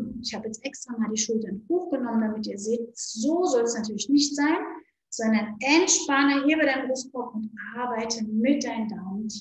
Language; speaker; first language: German; native; German